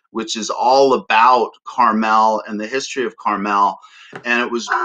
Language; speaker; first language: English; native; English